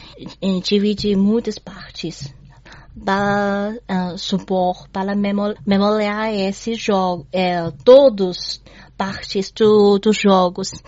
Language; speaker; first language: Portuguese; non-native, learner; Chinese